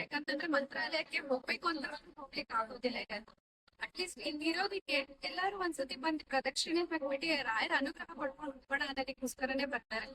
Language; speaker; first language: Kannada; non-native, local second language; Hindi